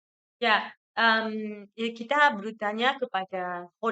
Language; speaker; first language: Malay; non-native, fluent; Japanese